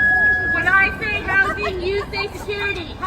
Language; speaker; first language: English; native; English